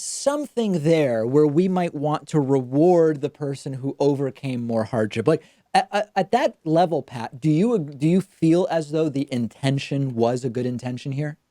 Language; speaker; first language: English; native; English